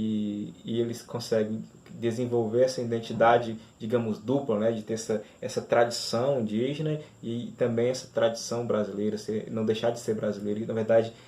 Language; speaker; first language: Portuguese; native; Portuguese